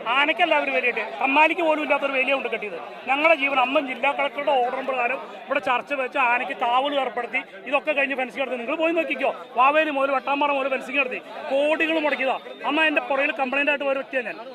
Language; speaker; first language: Malayalam; native; Malayalam